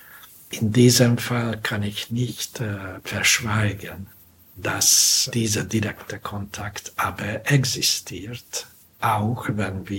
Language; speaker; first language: German; non-native, fluent; Hungarian